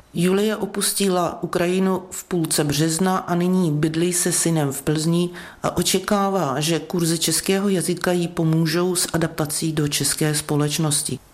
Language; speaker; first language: Czech; non-native, fluent; Ukrainian